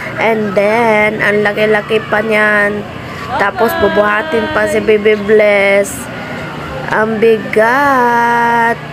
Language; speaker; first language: Filipino; non-native, local second language; Hiligaynon